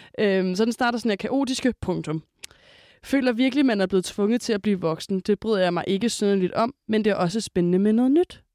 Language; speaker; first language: Danish; native; Danish